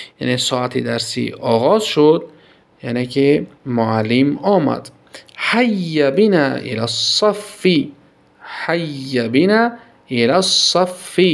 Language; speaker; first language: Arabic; non-native, fluent; Tajik